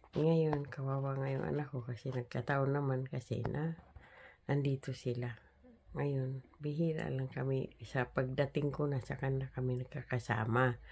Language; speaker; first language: Filipino; non-native, local second language; Cebuano